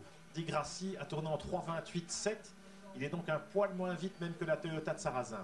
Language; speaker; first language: French; native; French